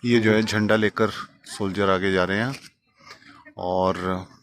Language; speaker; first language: Hindi; non-native, fluent; Russian